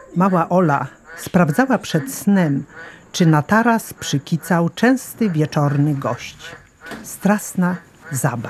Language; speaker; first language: Polish; native; Polish